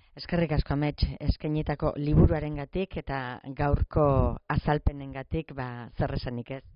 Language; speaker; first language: Basque; native; Basque